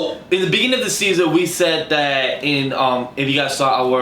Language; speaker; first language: English; native; English